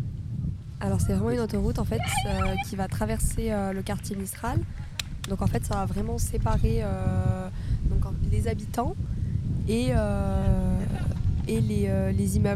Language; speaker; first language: French; native; French